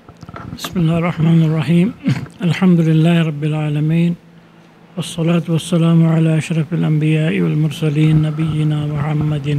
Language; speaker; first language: Arabic; non-native, fluent; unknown